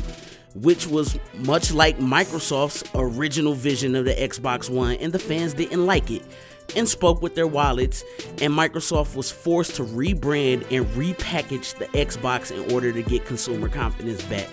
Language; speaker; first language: English; native; English